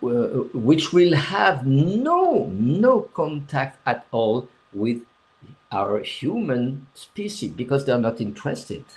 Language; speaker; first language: English; non-native, fluent; French